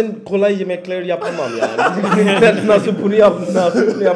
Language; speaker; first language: Turkish; non-native, learner; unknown